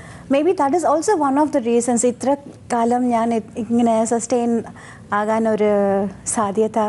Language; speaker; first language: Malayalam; non-native, local second language; Tamil